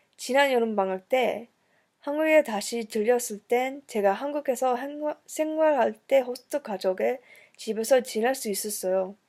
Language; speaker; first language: Korean; early bilingual, heritage; English